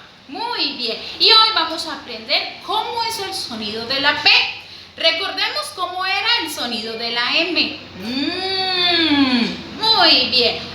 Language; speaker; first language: Spanish; native; Spanish